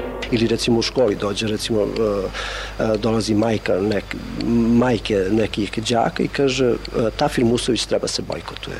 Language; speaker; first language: Serbian; non-native, local second language; Albanian